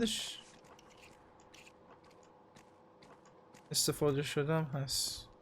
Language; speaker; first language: Persian; native; Persian